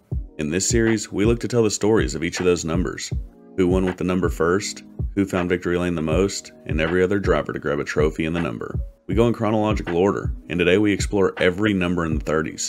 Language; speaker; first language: English; native; English